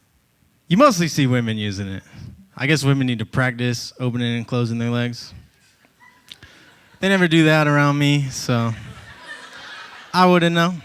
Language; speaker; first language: English; native; English